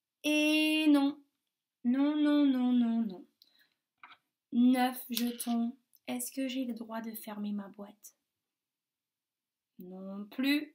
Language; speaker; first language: French; native; French